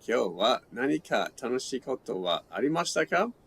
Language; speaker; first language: Japanese; non-native, learner; English